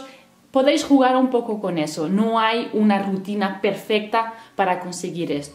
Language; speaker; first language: Spanish; native; Spanish